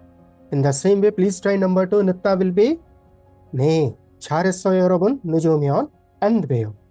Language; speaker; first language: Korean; non-native, fluent; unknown